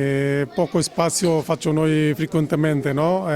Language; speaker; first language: Italian; non-native, learner; Bangla